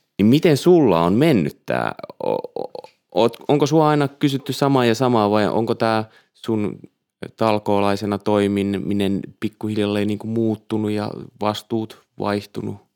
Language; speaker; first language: Finnish; native; Finnish